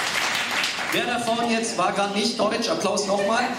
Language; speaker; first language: German; early bilingual, other home language; English